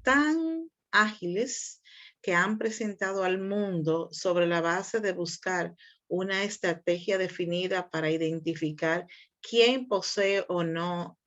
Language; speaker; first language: Spanish; native; Spanish